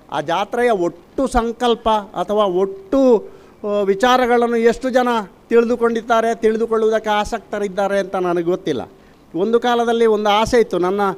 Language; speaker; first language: Kannada; non-native, local second language; Tulu